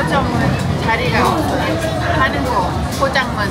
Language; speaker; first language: Korean; non-native, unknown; Thai